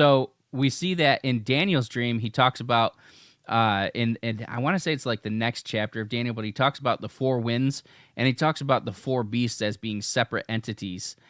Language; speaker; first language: English; native; English